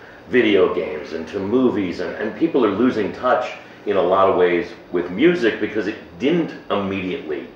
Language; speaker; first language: English; native; English